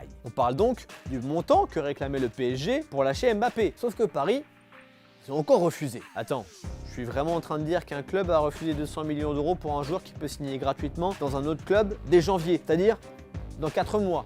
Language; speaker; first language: French; native; French